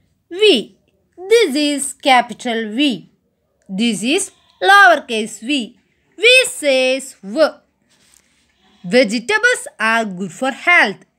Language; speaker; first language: English; non-native, local second language; Malayalam